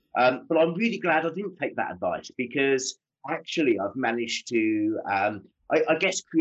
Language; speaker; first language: English; native; English